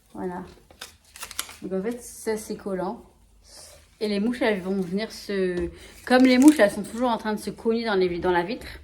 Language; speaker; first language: French; native; French